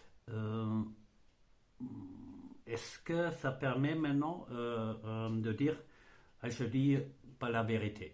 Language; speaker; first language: French; non-native, fluent; German